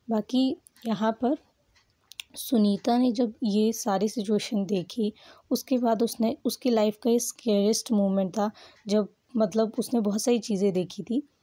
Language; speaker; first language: Hindi; native; Hindi